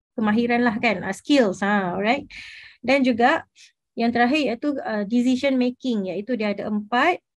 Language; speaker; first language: Malay; native; Malay